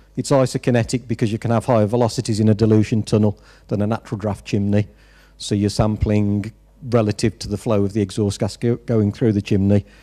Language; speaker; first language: English; native; English